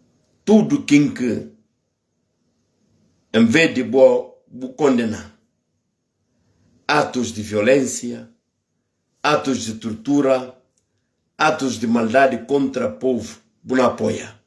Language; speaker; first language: Portuguese; non-native, local second language; Upper Guinea Crioulo